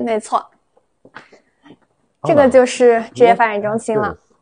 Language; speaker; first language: Chinese; native; Chinese